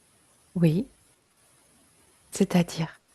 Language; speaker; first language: French; native; French